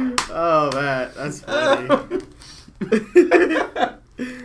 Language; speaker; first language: English; native; English